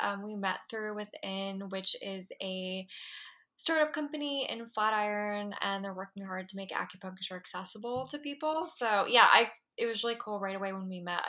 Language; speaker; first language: English; native; English